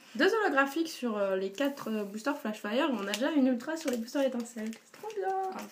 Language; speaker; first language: French; native; French